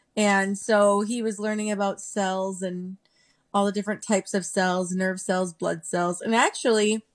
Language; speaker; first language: English; native; English